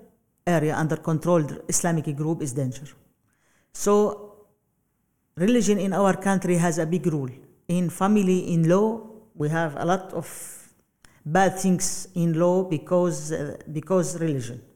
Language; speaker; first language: English; non-native, learner; Arabic